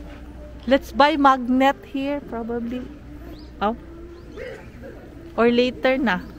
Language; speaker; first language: English; non-native, local second language; Filipino